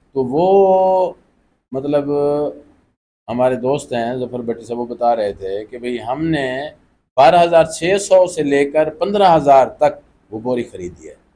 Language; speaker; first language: Urdu; non-native, local second language; Saraiki